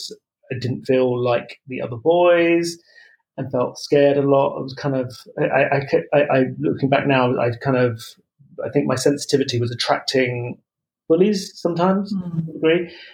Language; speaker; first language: English; native; English